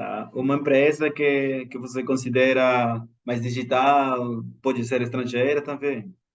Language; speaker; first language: Portuguese; non-native, fluent; Spanish